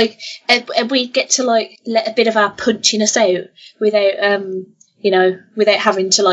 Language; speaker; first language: English; native; English